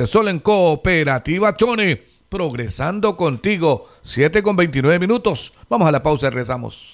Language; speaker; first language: Spanish; native; Spanish